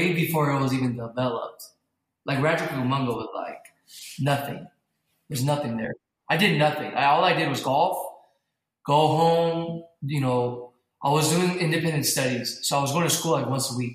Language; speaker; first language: English; native; English